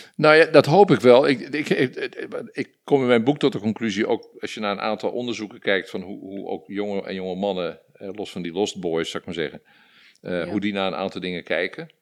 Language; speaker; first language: Dutch; native; Dutch